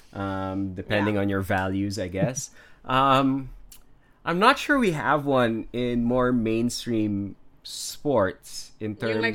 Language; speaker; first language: English; non-native, local second language; Filipino